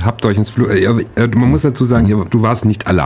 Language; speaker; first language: German; native; German